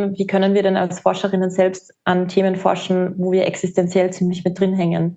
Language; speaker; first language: German; native; German